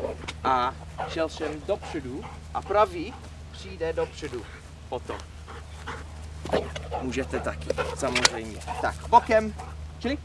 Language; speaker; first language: Czech; non-native, learner; English